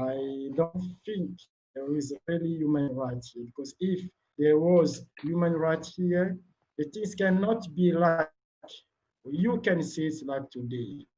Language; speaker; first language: English; non-native, learner; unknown